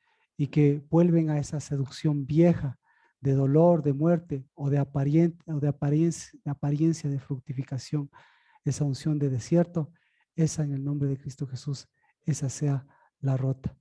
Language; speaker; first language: Spanish; native; Spanish